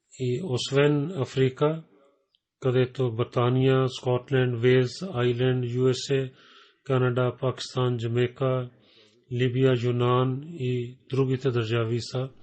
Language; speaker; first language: Bulgarian; non-native, fluent; Urdu